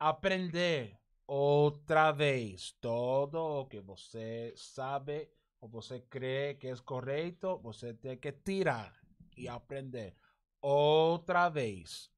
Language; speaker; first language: Portuguese; non-native, learner; Spanish